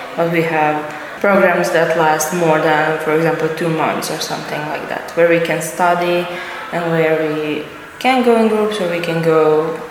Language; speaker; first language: English; non-native, fluent; Serbian